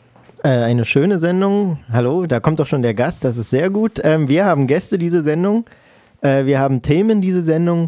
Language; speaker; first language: German; native; German